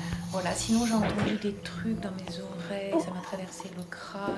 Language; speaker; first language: French; native; French